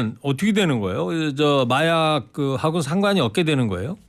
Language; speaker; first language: Korean; native; Korean